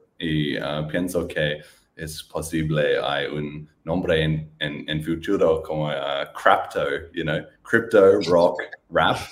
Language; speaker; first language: Spanish; non-native, learner; English